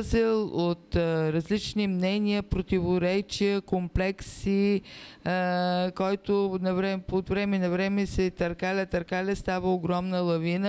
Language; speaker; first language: Bulgarian; native; Bulgarian